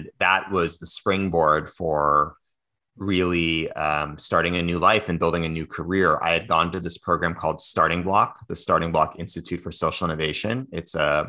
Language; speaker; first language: English; native; English